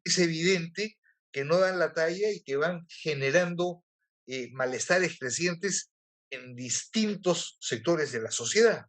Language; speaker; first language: Spanish; native; Spanish